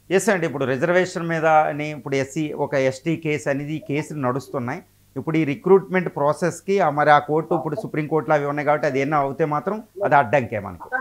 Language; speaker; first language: Telugu; native; Telugu